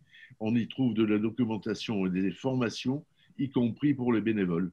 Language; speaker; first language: French; native; French